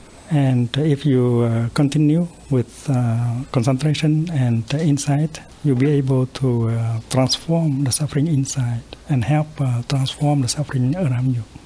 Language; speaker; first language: English; non-native, fluent; Vietnamese